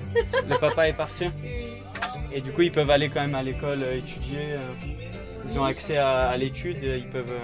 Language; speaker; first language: French; native; French